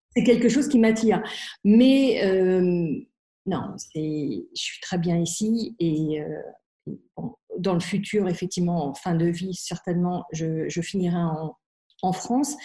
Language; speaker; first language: French; native; French